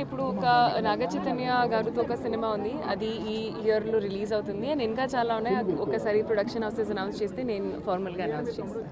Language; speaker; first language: Telugu; non-native, fluent; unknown